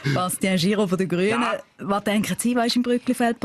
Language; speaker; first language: German; native; German